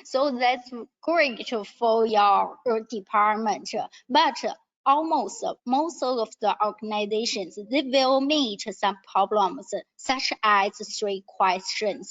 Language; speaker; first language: English; non-native, learner; Chinese